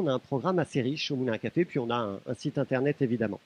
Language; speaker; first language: French; native; French